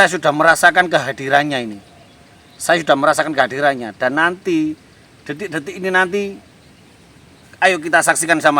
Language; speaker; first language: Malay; non-native, local second language; Javanese